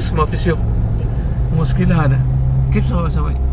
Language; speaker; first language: Arabic; non-native, learner; Filipino